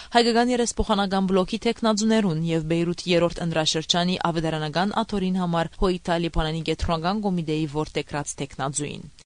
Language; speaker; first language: Armenian; early bilingual, heritage; Armenian